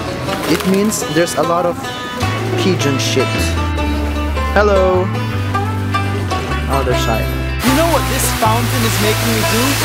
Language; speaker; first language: English; non-native, local second language; Filipino